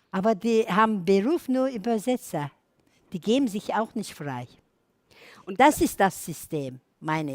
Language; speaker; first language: German; non-native, learner; Turkish